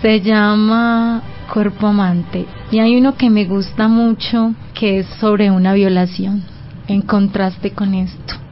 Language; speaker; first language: Spanish; native; Spanish